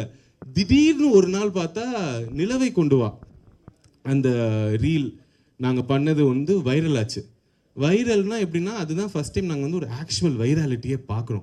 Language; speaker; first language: Tamil; native; Tamil